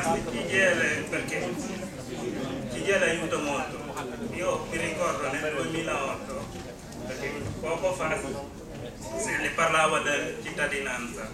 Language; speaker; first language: Italian; non-native, learner; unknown